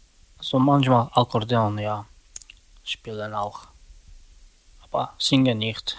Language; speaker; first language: German; non-native, learner; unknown